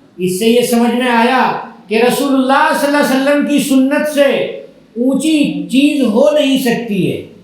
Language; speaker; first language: Urdu; native; Urdu